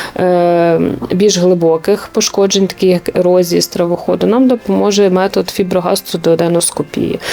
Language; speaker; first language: Ukrainian; native; Ukrainian